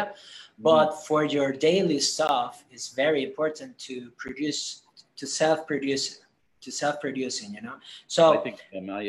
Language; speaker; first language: English; non-native, fluent; Spanish